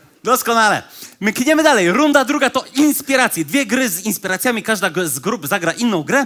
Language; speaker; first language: Polish; native; Polish